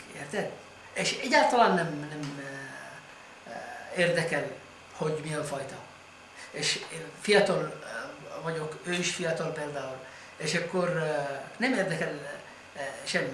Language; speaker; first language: Hungarian; non-native, fluent; Arabic